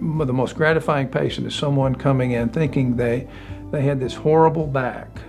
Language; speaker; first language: English; native; English